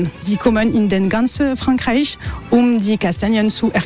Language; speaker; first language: German; non-native, learner; French